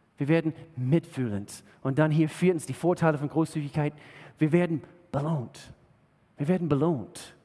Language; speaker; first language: German; non-native, fluent; English